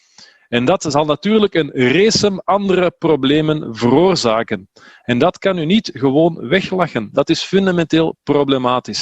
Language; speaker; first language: Dutch; native; Dutch